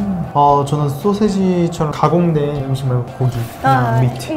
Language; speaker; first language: Korean; native; Korean